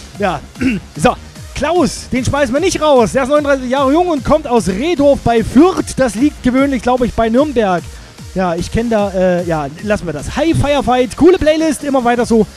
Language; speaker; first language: German; native; German